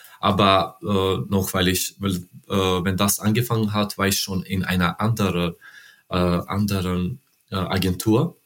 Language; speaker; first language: German; non-native, learner; Serbian